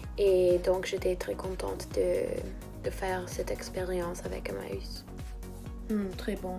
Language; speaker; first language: French; non-native, fluent; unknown